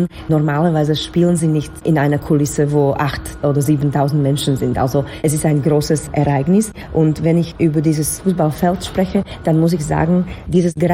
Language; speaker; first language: German; non-native, fluent; Slovak